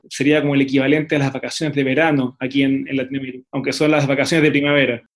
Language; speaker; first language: Spanish; native; Spanish